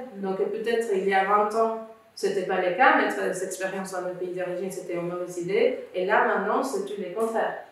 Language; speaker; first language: French; non-native, fluent; Spanish